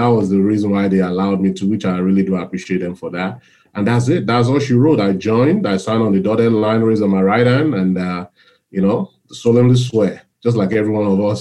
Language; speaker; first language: English; non-native, local second language; Yoruba